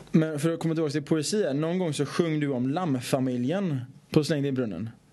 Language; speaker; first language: Swedish; early bilingual, other home language; Persian